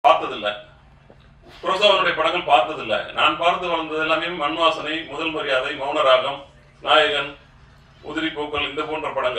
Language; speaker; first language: Tamil; native; Tamil